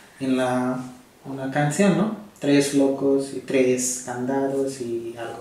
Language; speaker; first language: Spanish; non-native, learner; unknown